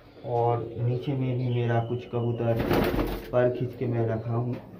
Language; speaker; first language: Hindi; non-native, local second language; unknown